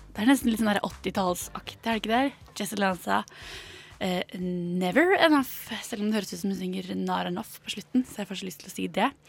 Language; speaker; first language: Norwegian; native; Norwegian